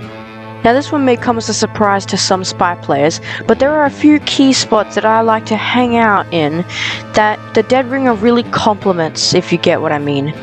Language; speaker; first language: English; native; English